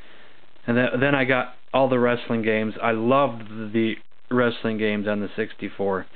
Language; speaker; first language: English; native; English